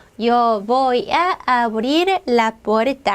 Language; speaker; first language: Spanish; non-native, fluent; Korean